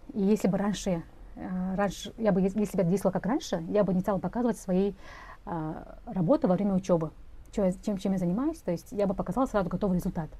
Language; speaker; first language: Russian; non-native, local second language; Kazakh